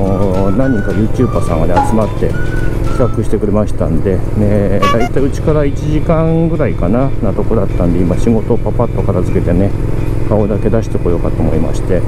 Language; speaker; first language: Japanese; native; Japanese